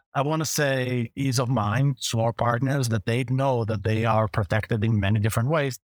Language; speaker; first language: English; non-native, fluent; Hebrew